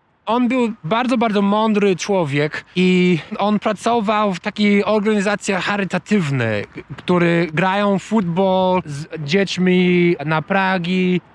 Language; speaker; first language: Polish; non-native, learner; English